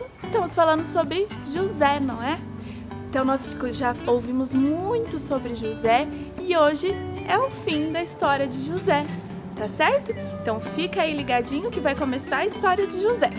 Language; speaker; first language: Portuguese; native; Portuguese